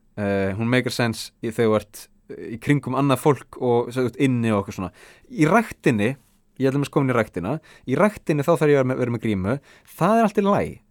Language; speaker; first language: Icelandic; native; Icelandic